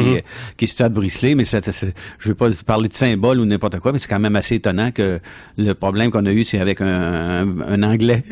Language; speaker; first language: French; native; French